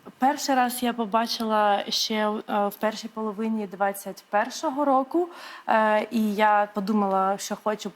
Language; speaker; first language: Ukrainian; native; Ukrainian